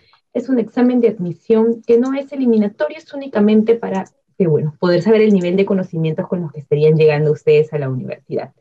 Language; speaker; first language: Spanish; native; Spanish